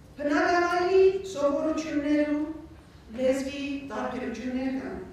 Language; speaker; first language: Armenian; native; Armenian